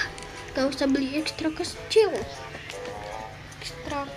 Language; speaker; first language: Indonesian; native; Indonesian